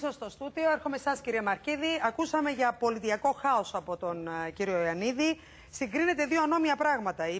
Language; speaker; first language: Greek; native; Greek